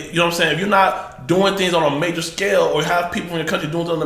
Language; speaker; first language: English; early bilingual, other home language; Yoruba